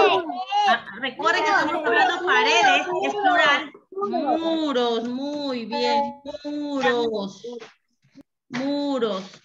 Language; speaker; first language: Spanish; native; Spanish